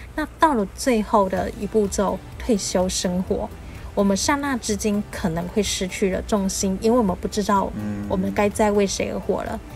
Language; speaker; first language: Chinese; native; Chinese